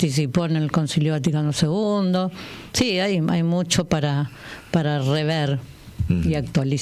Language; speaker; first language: Spanish; native; Spanish